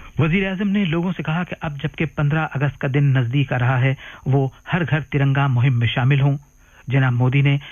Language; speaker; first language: Urdu; native; Urdu